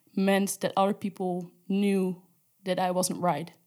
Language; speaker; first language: English; non-native, fluent; Dutch